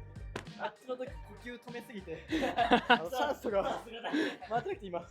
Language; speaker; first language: Japanese; native; Japanese